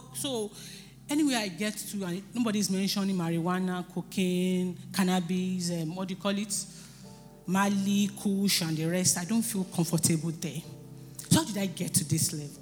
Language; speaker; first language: English; non-native, local second language; Yoruba